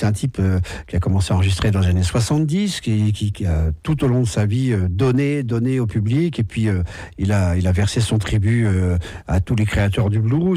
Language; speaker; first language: French; native; French